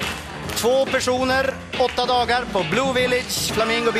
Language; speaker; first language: Swedish; native; Swedish